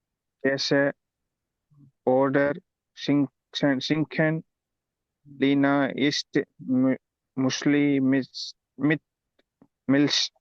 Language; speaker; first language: German; non-native, learner; Tamil